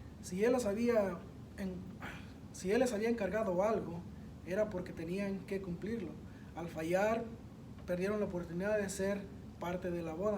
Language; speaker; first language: Spanish; native; Spanish